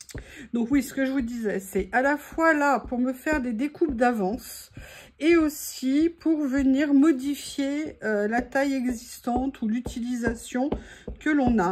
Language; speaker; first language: French; native; French